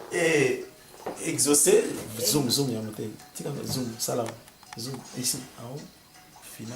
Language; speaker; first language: French; non-native, local second language; Lingala